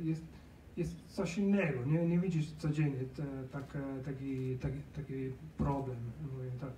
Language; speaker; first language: Polish; non-native, learner; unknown